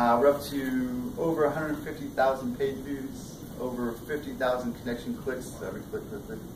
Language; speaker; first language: English; native; English